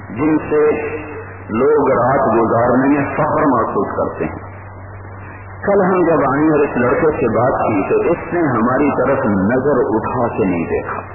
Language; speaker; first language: Urdu; non-native, local second language; Punjabi